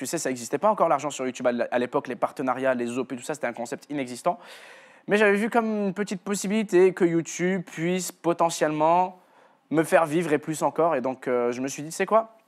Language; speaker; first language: French; non-native, local second language; Arabic